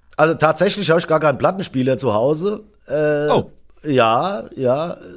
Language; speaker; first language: German; native; German